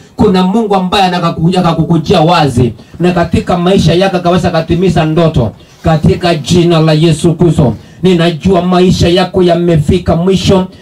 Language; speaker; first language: Swahili; non-native, local second language; Gusii